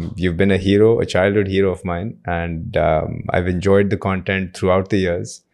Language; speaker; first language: English; non-native, local second language; Urdu